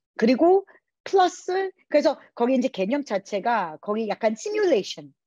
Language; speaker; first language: Korean; non-native, fluent; Hebrew